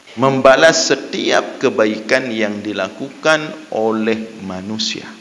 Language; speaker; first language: Malay; non-native, local second language; Achinese